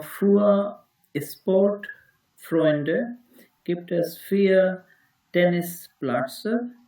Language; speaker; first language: German; non-native, learner; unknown